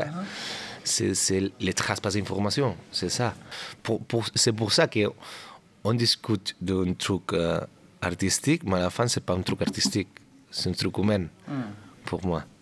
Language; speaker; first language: French; non-native, learner; Catalan